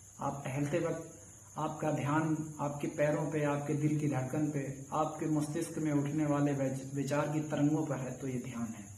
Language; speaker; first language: Hindi; native; Hindi